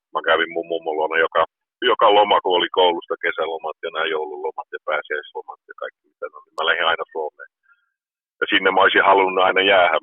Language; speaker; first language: Finnish; early bilingual, heritage; Finnish